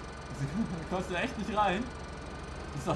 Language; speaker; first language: German; native; German